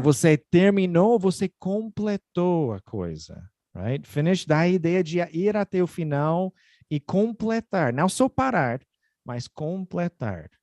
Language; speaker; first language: Portuguese; non-native, fluent; English